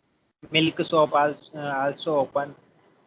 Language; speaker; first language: English; non-native, learner; Hindi